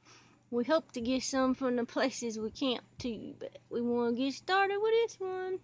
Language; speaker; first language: English; native; English